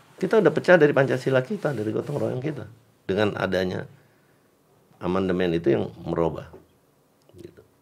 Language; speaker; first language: Indonesian; native; Indonesian